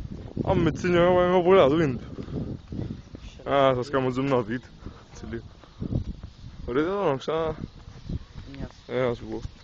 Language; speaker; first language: Greek; native; Greek